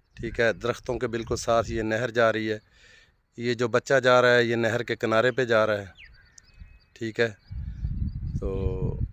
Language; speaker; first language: Urdu; non-native, local second language; Punjabi